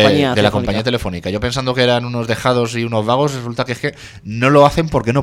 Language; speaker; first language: Spanish; native; Spanish